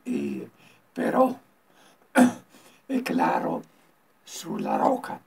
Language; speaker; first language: Spanish; non-native, learner; Italian